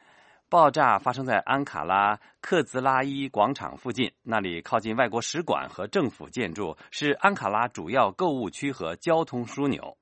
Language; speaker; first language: Chinese; native; Chinese